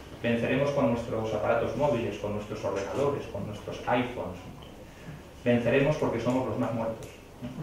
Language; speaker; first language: Spanish; native; Spanish